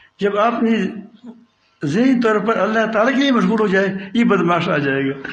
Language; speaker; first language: Urdu; non-native, local second language; Pashto